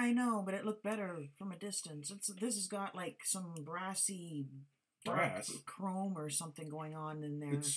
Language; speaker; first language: English; native; English